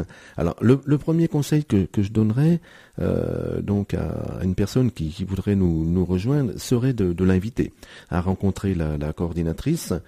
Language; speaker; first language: French; native; French